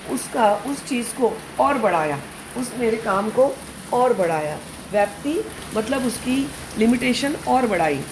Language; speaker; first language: Hindi; non-native, local second language; Marathi